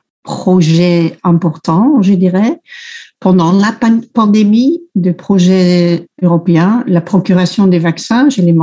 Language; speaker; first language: French; non-native, fluent; Dutch